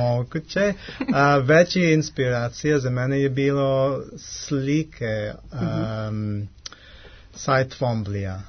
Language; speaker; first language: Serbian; non-native, learner; English